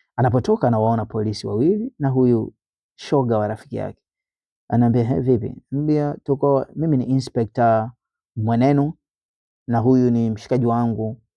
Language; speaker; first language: Swahili; native; Swahili